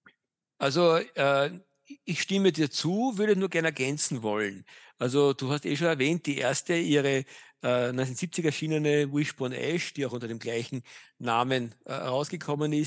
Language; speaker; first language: German; native; German